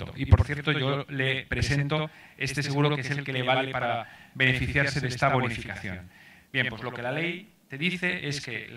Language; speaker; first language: Spanish; native; Spanish